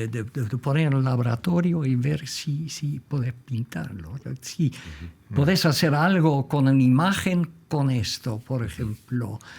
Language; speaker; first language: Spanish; non-native, fluent; Dutch